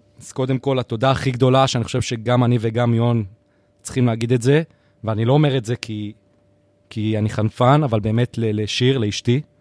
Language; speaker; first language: Hebrew; native; Hebrew